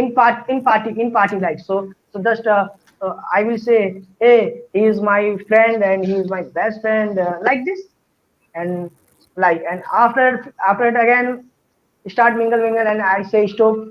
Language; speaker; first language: English; non-native, learner; Hindi